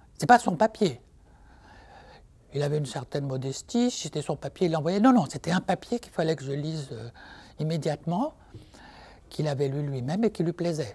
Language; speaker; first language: French; native; French